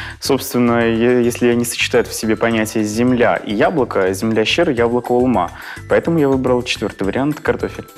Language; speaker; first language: Russian; non-native, local second language; Chuvash